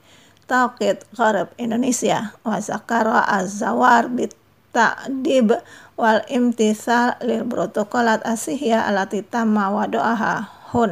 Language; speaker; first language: Arabic; non-native, fluent; Indonesian